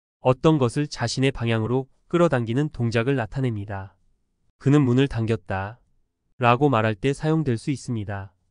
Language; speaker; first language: Korean; native; Korean